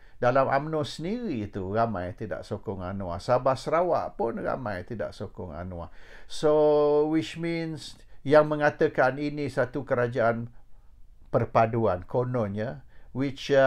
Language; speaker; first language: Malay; native; Malay